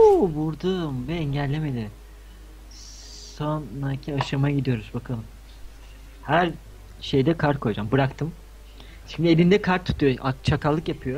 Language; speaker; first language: Turkish; native; Turkish